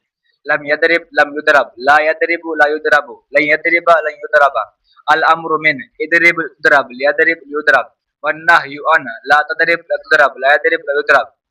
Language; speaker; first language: Arabic; non-native, learner; Urdu